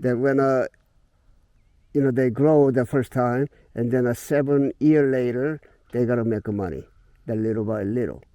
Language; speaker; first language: English; non-native, learner; Korean